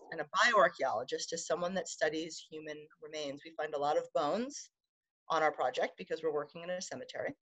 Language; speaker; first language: English; native; English